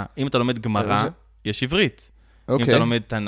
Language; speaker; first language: Hebrew; native; Hebrew